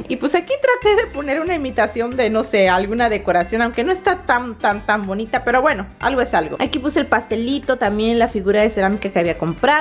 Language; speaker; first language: Spanish; native; Spanish